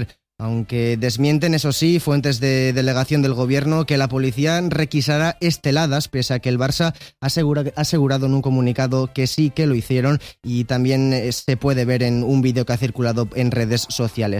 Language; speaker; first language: Spanish; native; Spanish